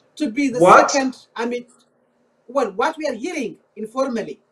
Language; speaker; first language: English; non-native, fluent; Amharic